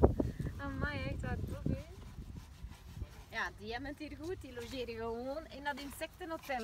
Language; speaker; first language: Dutch; native; Dutch